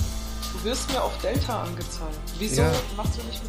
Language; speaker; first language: German; native; German